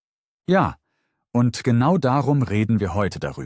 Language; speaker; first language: German; native; German